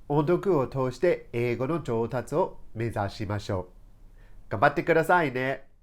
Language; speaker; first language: Japanese; non-native, fluent; English